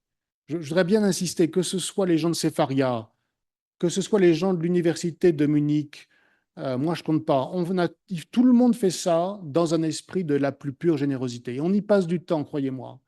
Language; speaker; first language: French; native; French